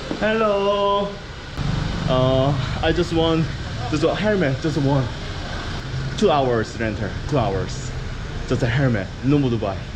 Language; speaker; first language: English; non-native, learner; Korean